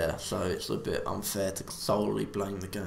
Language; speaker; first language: English; native; English